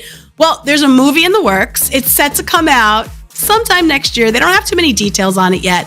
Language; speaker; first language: English; native; English